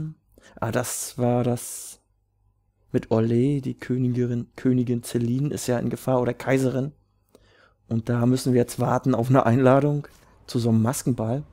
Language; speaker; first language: German; native; German